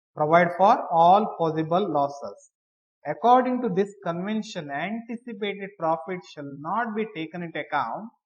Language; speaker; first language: English; non-native, local second language; Kannada